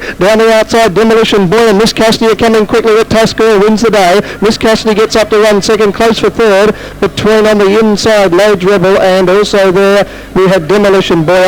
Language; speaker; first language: English; native; English